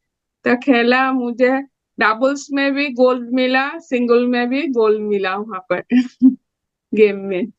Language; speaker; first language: Hindi; non-native, local second language; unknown